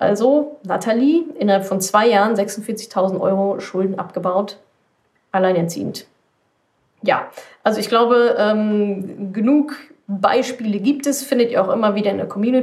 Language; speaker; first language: German; native; German